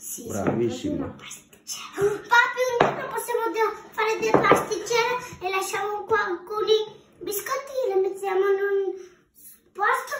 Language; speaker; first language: Italian; early bilingual, heritage; Italian